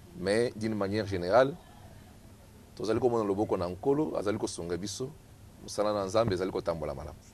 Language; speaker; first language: Lingala; native; Lingala